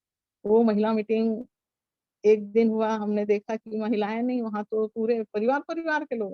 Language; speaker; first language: Hindi; native; Hindi